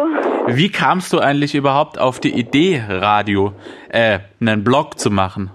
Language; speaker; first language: German; native; German